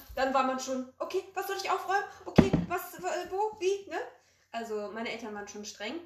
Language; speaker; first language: German; early bilingual, other home language; Polish